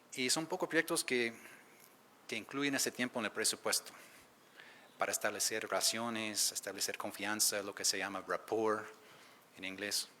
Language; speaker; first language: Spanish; non-native, fluent; English